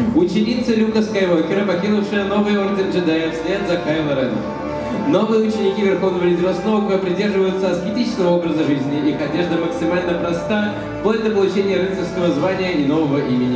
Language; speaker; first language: Russian; native; Russian